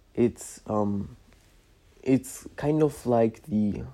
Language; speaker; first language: English; non-native, fluent; Polish